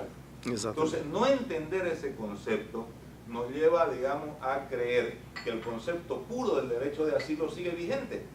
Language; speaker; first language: Spanish; native; Spanish